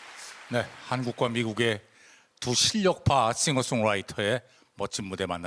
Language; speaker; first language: Korean; native; Korean